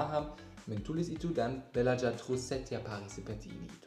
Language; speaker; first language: Indonesian; non-native, learner; German